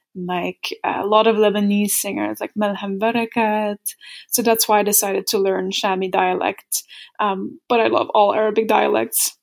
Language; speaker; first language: English; non-native, fluent; Dutch